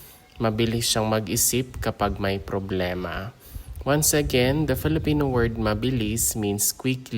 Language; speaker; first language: Filipino; native; Filipino